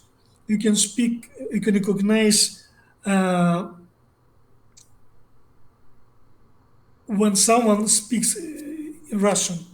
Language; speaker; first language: English; non-native, learner; Russian